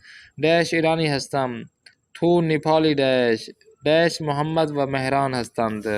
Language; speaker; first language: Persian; non-native, fluent; Urdu